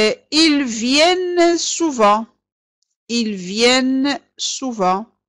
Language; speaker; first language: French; non-native, fluent; Arabic